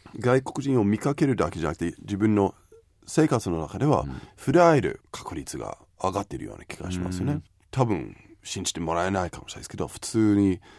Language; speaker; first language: Japanese; non-native, fluent; English